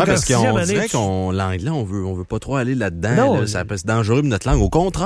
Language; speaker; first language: French; native; French